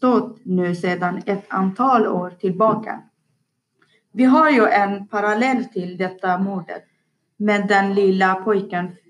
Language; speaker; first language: Swedish; non-native, learner; Persian